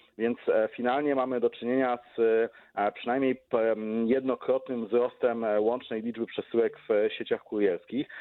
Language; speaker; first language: Polish; native; Polish